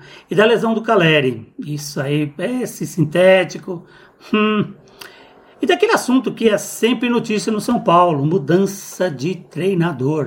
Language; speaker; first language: Portuguese; native; Portuguese